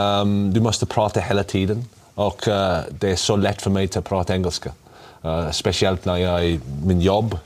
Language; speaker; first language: Swedish; non-native, learner; English